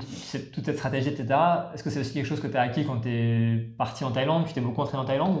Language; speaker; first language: French; native; French